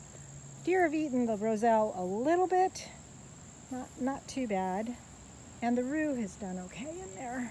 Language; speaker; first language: English; native; English